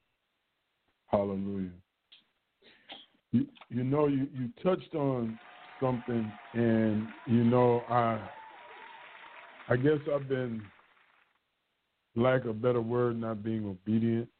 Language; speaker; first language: English; native; English